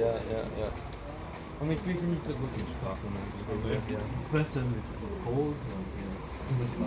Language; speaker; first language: German; non-native, fluent; Russian